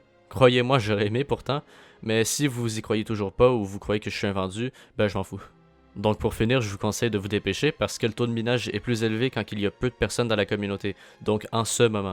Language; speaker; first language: French; native; French